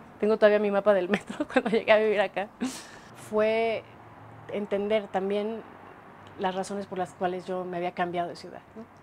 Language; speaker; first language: Spanish; native; Spanish